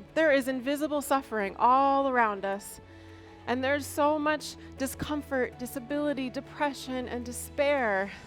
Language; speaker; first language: English; native; English